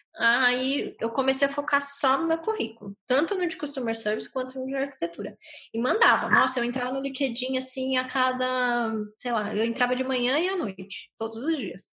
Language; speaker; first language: Portuguese; native; Portuguese